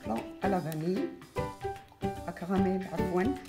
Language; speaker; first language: French; non-native, local second language; Arabic